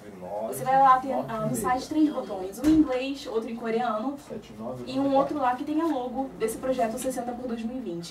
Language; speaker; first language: Portuguese; native; Portuguese